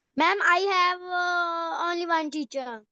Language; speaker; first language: English; non-native, learner; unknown